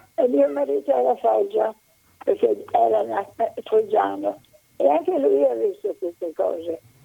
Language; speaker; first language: Italian; native; Italian